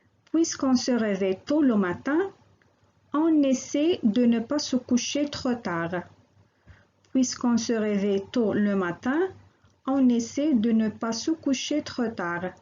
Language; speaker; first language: French; non-native, local second language; Arabic